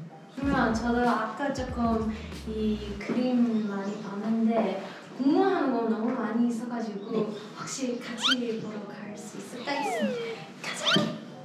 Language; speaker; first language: Korean; non-native, learner; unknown